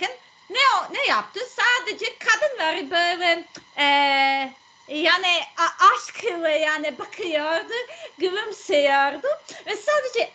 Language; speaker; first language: Turkish; non-native, learner; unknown